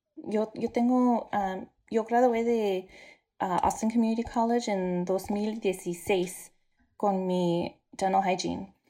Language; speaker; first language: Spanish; early bilingual, heritage; Spanish